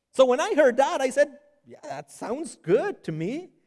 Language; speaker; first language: English; non-native, fluent; Spanish